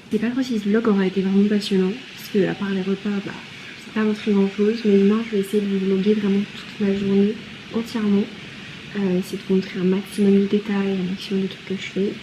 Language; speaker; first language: French; native; French